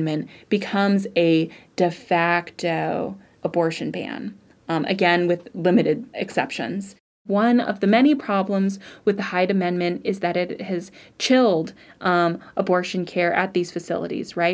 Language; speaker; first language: English; native; English